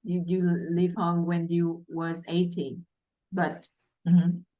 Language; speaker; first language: English; non-native, fluent; Vietnamese